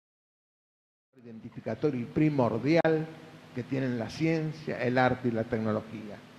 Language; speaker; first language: Spanish; native; Spanish